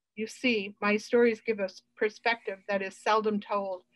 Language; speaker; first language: English; native; English